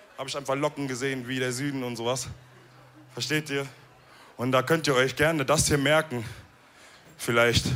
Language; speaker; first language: German; early bilingual, other home language; Wolof